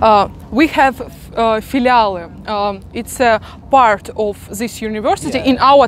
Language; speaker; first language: English; non-native, learner; Russian